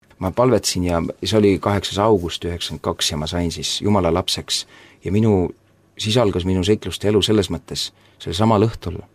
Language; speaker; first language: Estonian; native; Estonian